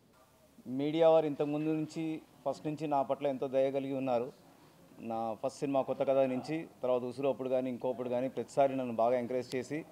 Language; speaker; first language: Telugu; native; Telugu